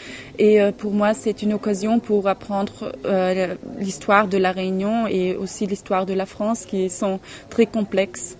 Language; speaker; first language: French; non-native, fluent; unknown